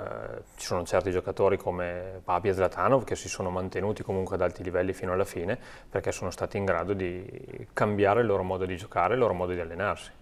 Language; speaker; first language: Italian; native; Italian